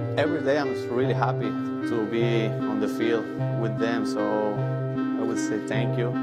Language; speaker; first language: English; non-native, fluent; Spanish